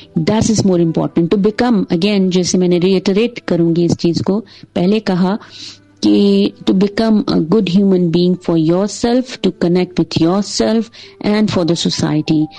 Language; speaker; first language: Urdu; non-native, local second language; Sindhi